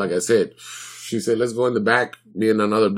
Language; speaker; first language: English; non-native, fluent; Spanish